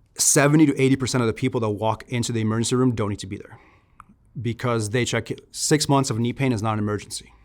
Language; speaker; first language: English; native; English